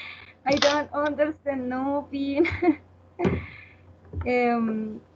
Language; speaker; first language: English; non-native, learner; Spanish